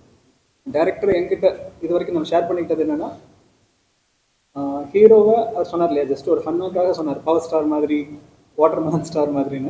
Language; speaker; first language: Tamil; native; Tamil